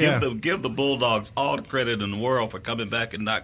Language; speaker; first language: English; native; English